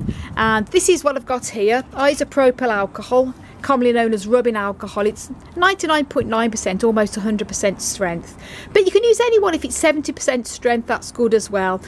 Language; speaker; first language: English; native; English